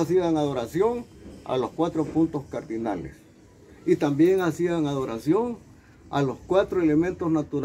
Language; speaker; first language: Spanish; native; Spanish